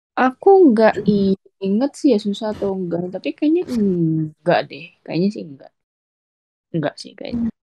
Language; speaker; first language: Indonesian; native; Indonesian